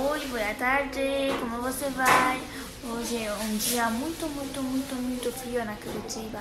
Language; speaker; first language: Portuguese; non-native, learner; Arabic